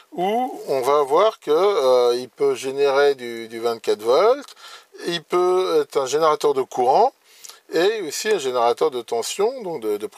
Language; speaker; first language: French; native; French